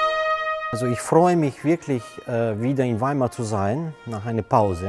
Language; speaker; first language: German; non-native, fluent; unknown